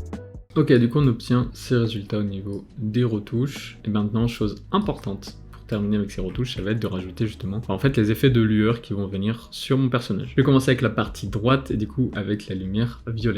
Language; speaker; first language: French; native; French